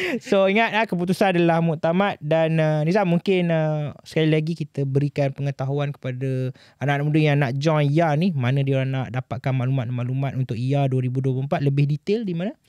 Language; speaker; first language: Malay; native; Malay